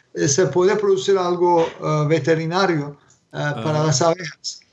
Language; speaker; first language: Spanish; non-native, fluent; Turkish